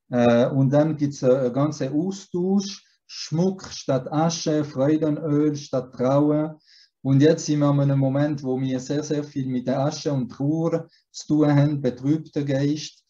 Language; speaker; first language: German; early bilingual, heritage; German